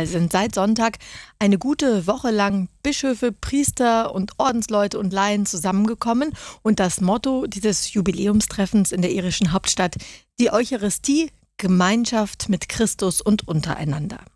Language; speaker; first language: German; native; German